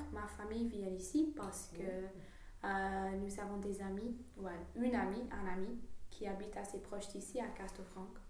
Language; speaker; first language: French; non-native, learner; English